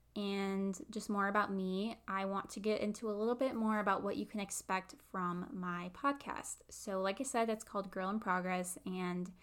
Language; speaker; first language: English; native; English